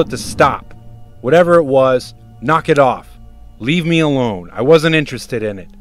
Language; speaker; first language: English; native; English